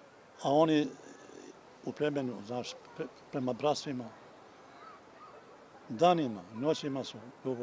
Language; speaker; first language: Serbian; non-native, local second language; Albanian